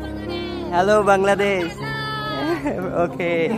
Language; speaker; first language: English; non-native, fluent; Bangla